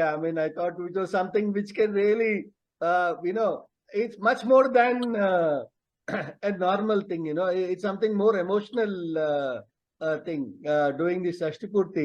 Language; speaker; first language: English; non-native, local second language; Telugu